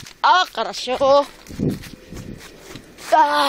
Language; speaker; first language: Russian; non-native, learner; Filipino